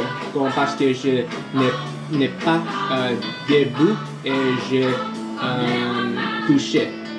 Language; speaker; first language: French; non-native, learner; English